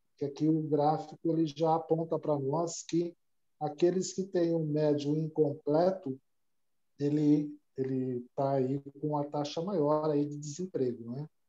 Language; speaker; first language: Portuguese; native; Portuguese